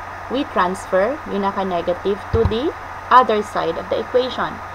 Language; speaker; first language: English; non-native, local second language; Filipino